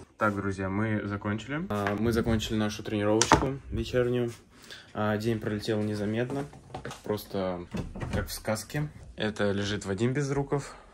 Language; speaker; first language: Russian; native; Russian